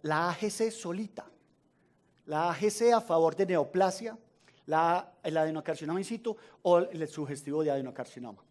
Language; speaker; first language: Spanish; native; Spanish